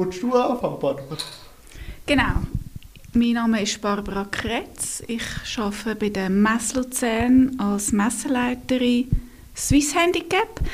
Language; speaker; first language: German; native; German